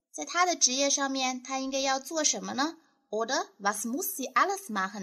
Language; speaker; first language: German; non-native, fluent; Chinese